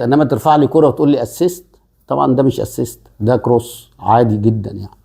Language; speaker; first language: Arabic; native; Arabic